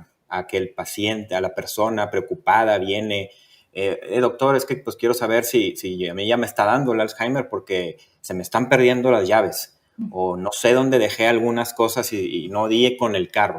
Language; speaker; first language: Spanish; native; Spanish